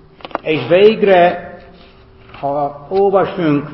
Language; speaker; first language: Hungarian; non-native, fluent; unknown